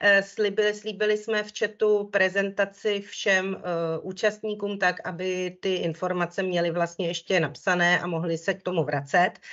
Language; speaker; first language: Czech; native; Czech